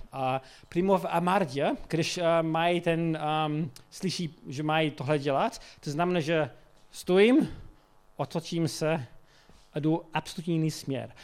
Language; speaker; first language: Czech; non-native, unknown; English